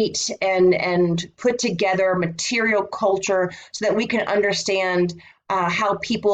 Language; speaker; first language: English; native; English